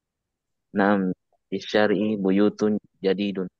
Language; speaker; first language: Arabic; non-native, learner; Indonesian